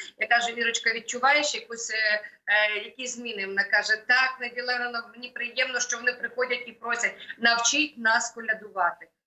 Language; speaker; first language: Ukrainian; native; Ukrainian